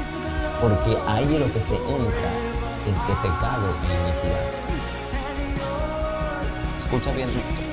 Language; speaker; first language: Spanish; native; Spanish